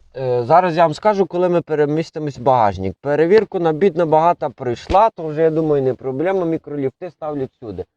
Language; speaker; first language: Ukrainian; native; Ukrainian